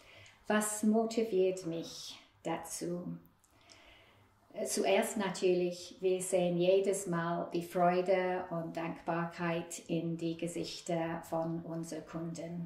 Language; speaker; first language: German; non-native, fluent; English